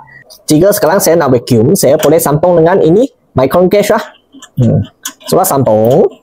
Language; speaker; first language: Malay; non-native, local second language; Chinese